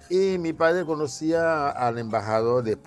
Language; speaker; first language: Spanish; non-native, fluent; Haitian Creole